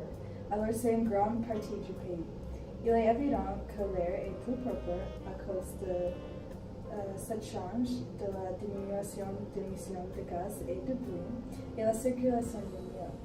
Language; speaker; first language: French; non-native, learner; English